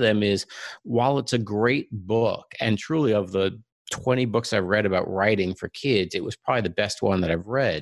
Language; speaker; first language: English; native; English